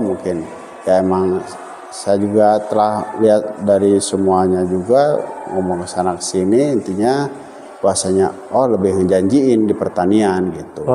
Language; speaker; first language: Indonesian; native; Indonesian